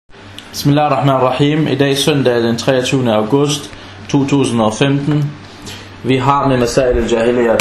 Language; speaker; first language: Danish; non-native, fluent; Arabic